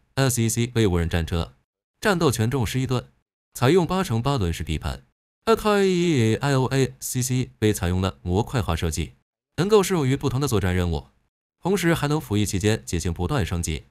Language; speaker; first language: Chinese; native; Chinese